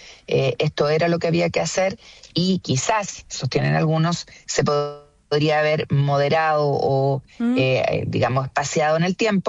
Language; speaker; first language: Spanish; native; Spanish